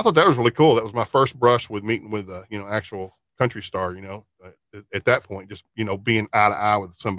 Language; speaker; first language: English; native; English